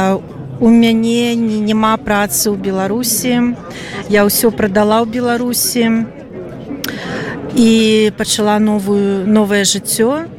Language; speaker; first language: Belarusian; non-native, local second language; Russian